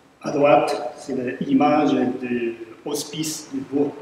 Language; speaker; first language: French; non-native, fluent; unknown